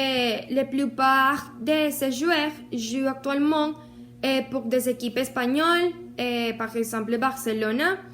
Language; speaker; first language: French; non-native, learner; Spanish